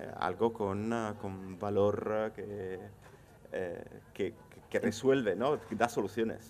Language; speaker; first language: Spanish; non-native, fluent; Italian